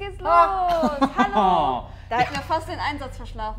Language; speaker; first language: German; native; German